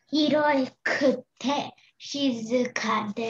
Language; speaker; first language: Japanese; non-native, learner; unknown